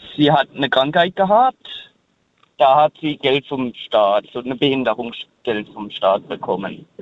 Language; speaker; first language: German; early bilingual, heritage; German